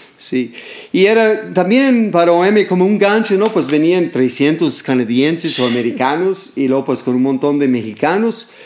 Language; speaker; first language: Spanish; non-native, fluent; English